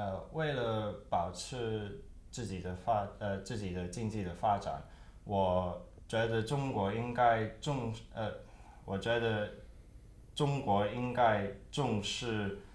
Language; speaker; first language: Chinese; early bilingual, heritage; Chinese